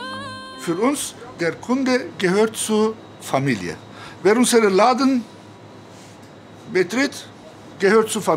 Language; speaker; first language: German; non-native, fluent; Turkish